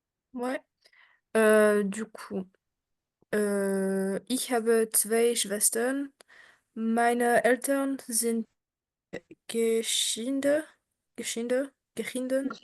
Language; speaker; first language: German; non-native, learner; French